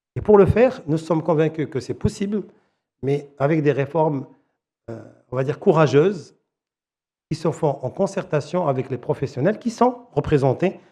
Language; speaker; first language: French; non-native, local second language; Arabic